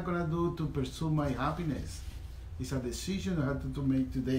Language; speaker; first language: English; non-native, fluent; Spanish